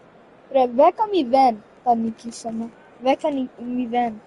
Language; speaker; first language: Greek; non-native, learner; Romanian